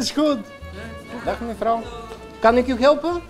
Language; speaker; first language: Dutch; non-native, learner; Bulgarian